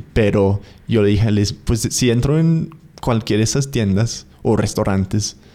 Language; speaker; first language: Spanish; non-native, fluent; English